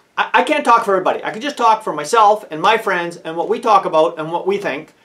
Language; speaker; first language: English; native; English